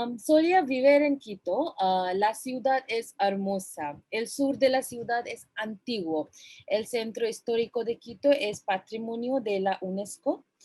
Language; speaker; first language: Spanish; non-native, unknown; Bangla